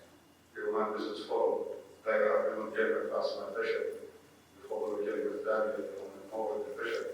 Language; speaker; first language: Arabic; native; Arabic